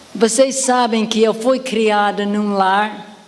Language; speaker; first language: Portuguese; non-native, fluent; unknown